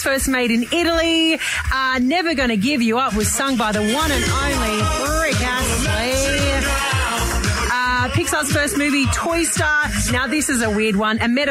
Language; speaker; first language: English; native; English